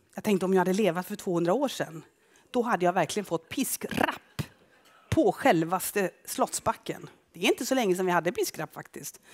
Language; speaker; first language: Swedish; native; Swedish